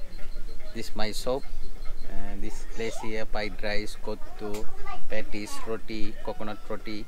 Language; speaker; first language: English; non-native, learner; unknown